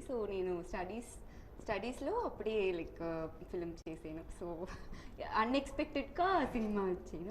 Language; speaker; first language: Telugu; non-native, learner; Tamil